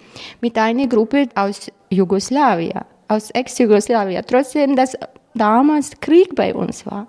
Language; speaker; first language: German; non-native, fluent; Croatian